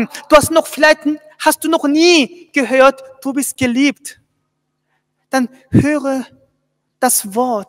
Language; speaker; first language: German; non-native, fluent; Korean